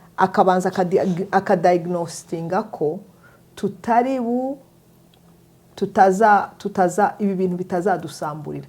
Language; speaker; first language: Kinyarwanda; early bilingual, heritage; Kinyarwanda